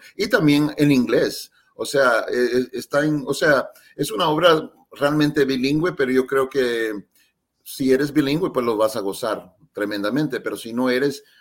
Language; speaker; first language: Spanish; early bilingual, heritage; Spanish